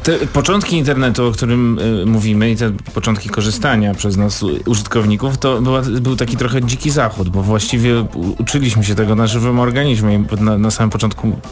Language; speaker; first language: Polish; native; Polish